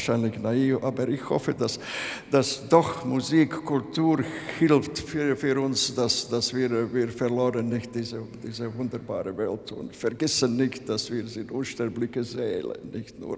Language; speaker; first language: German; non-native, learner; Latvian